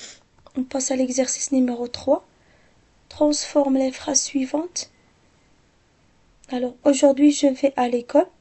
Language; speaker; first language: French; non-native, local second language; Arabic